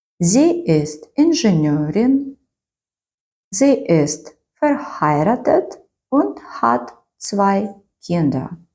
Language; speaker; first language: German; non-native, fluent; Ukrainian